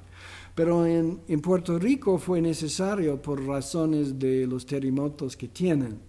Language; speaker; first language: Spanish; non-native, fluent; English